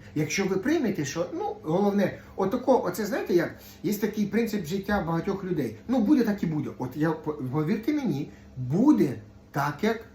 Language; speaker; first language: Ukrainian; non-native, local second language; Russian